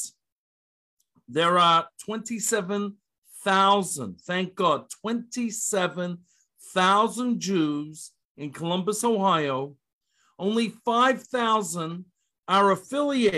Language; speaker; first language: English; native; English